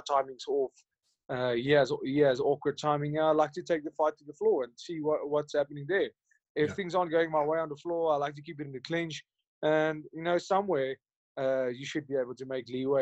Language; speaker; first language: English; non-native, local second language; Afrikaans